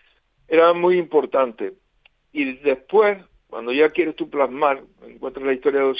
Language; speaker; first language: Spanish; native; Spanish